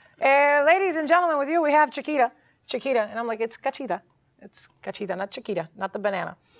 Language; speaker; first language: English; early bilingual, other home language; Spanish